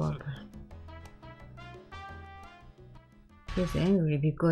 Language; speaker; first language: English; non-native, learner; Japanese